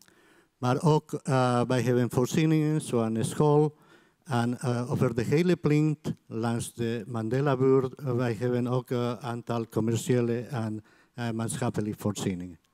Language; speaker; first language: Dutch; non-native, fluent; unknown